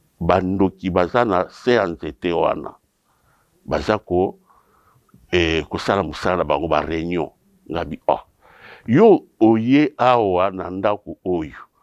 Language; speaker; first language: Lingala; non-native, local second language; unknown